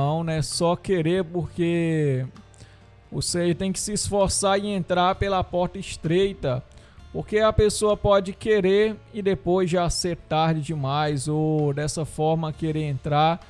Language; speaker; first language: Portuguese; native; Portuguese